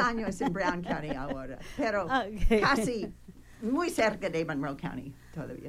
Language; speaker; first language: Spanish; non-native, learner; English